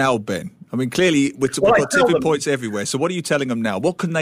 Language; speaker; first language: English; native; English